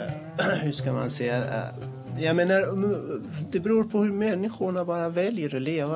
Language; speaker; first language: Swedish; non-native, fluent; Kurdish